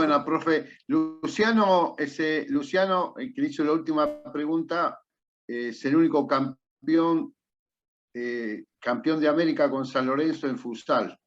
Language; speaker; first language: Spanish; native; Spanish